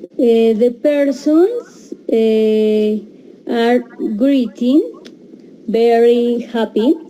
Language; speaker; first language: English; non-native, learner; Spanish